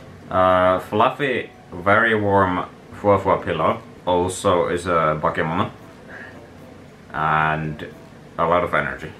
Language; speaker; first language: English; non-native, fluent; Finnish